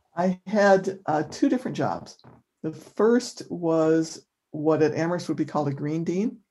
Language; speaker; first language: English; native; English